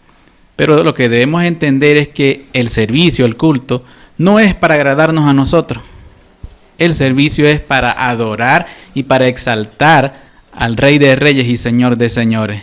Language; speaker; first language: Spanish; native; Spanish